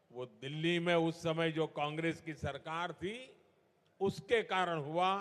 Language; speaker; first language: Hindi; non-native, local second language; Gujarati